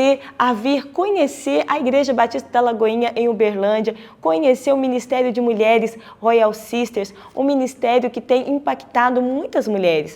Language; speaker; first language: Portuguese; native; Portuguese